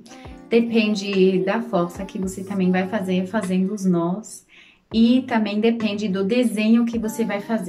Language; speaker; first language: Portuguese; non-native, fluent; German